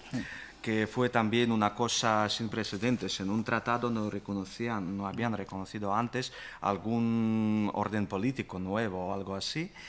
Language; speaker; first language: Spanish; non-native, fluent; Russian